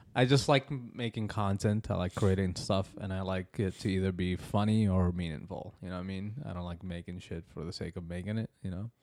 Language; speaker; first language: English; early bilingual, other home language; Arabic